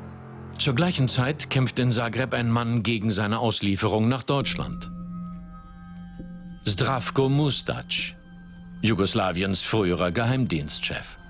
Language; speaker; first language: German; native; German